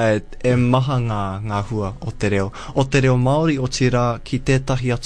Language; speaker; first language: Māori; non-native, local second language; English